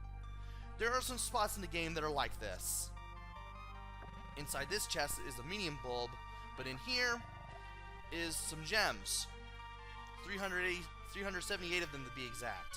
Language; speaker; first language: English; native; English